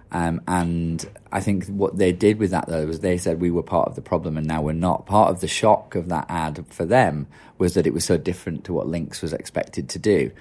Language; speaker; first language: English; native; English